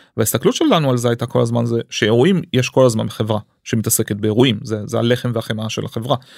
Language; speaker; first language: Hebrew; early bilingual, other home language; English